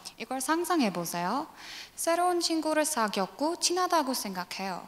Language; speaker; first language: Korean; non-native, learner; English